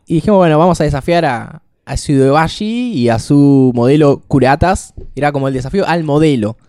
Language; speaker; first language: Spanish; native; Spanish